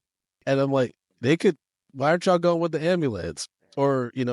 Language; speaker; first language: English; native; English